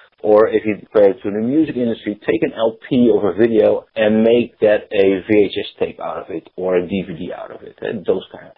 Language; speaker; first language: English; non-native, fluent; Dutch